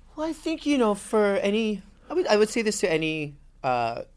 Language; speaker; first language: English; native; English